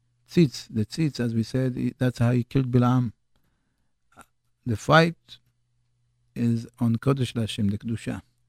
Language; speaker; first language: English; non-native, fluent; Hebrew